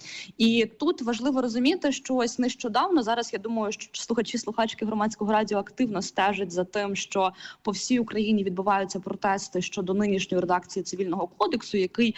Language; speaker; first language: Ukrainian; native; Ukrainian